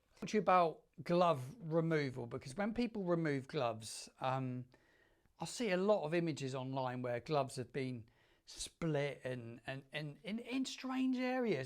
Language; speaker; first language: English; native; English